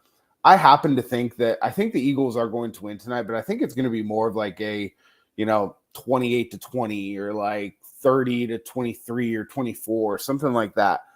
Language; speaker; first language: English; native; English